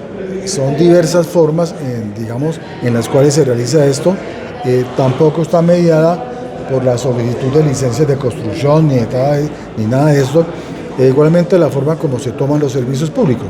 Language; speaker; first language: Spanish; native; Spanish